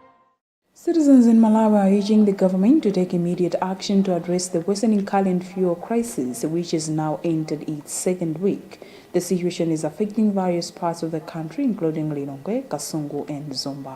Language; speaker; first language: English; non-native, local second language; Nyanja